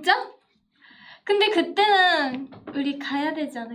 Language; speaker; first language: Korean; non-native, fluent; Japanese